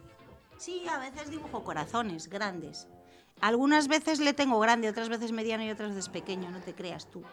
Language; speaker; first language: Spanish; native; Spanish